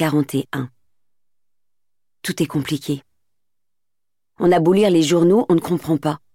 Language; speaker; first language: French; native; French